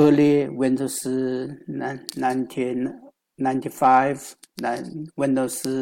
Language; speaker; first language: English; non-native, learner; Chinese